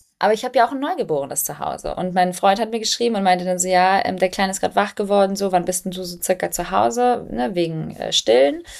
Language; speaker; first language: German; early bilingual, other home language; Albanian